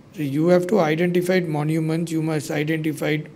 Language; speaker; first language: English; non-native, local second language; Sinhala